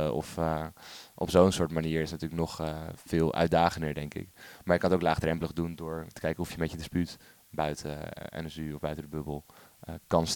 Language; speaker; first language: Dutch; native; Dutch